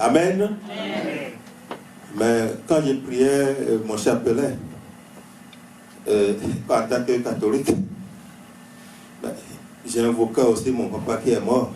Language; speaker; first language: French; native; French